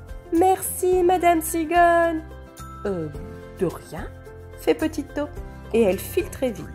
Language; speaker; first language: French; native; French